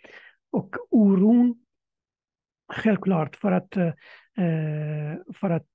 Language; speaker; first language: Swedish; non-native, fluent; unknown